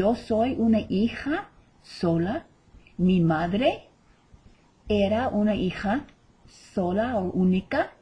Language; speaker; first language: Spanish; non-native, fluent; English